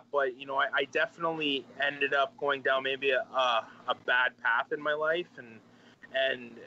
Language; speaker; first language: English; native; English